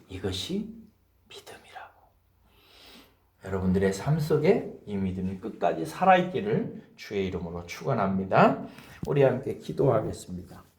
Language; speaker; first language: Korean; native; Korean